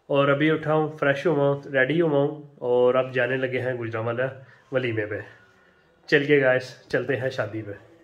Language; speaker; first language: Urdu; non-native, local second language; Punjabi